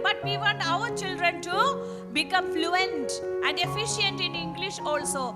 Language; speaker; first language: English; non-native, local second language; Malayalam